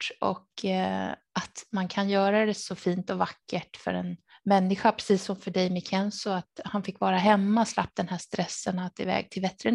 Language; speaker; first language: Swedish; native; Swedish